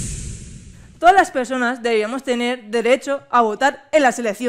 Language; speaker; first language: Spanish; native; Spanish